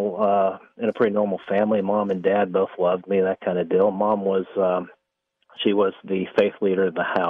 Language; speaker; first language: English; native; English